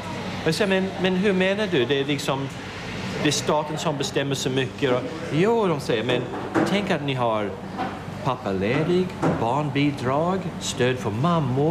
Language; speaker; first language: Swedish; non-native, fluent; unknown